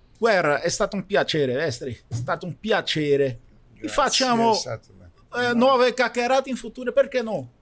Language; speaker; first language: Italian; non-native, learner; Portuguese